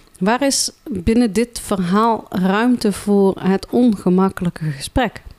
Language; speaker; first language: Dutch; early bilingual, other home language; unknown